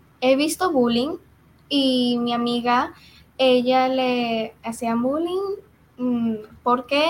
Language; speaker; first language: Spanish; early bilingual, heritage; Spanish